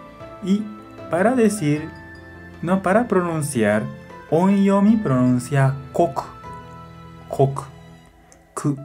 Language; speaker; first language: Spanish; non-native, fluent; Japanese